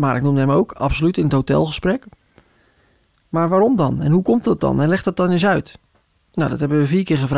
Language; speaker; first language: Dutch; native; Dutch